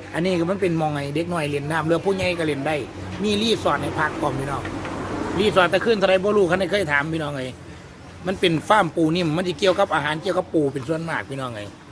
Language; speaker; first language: Thai; native; Thai